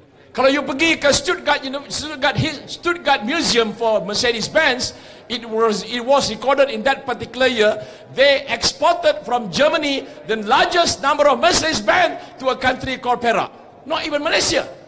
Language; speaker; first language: English; non-native, local second language; Malay